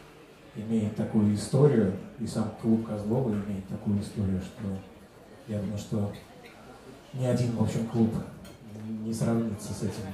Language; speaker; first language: Russian; native; Russian